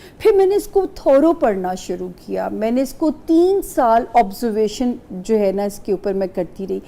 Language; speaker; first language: Urdu; non-native, local second language; Punjabi